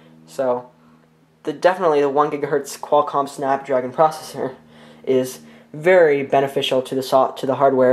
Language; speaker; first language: English; native; English